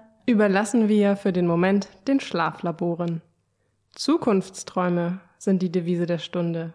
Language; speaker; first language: German; native; German